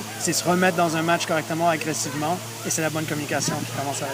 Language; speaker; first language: French; native; French